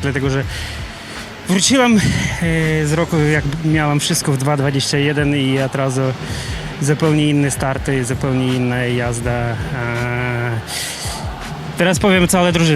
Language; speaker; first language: Polish; non-native, learner; Russian